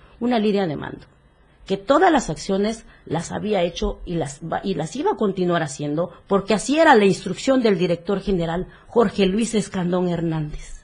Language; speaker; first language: Spanish; native; Spanish